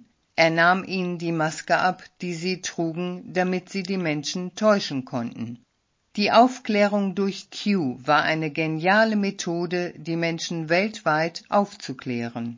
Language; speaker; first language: German; native; German